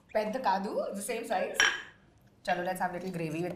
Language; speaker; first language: Telugu; non-native, learner; Hindi